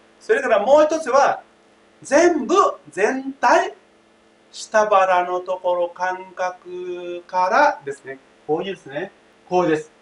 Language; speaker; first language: Japanese; non-native, fluent; Thai